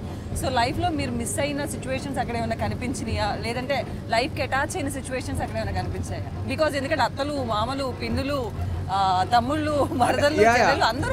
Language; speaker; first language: Telugu; native; Telugu